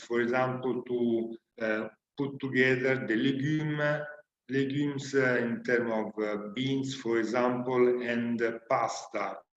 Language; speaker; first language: English; non-native, learner; Italian